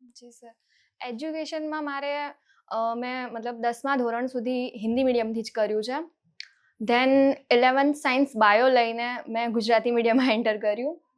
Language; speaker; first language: Gujarati; non-native, local second language; Rajasthani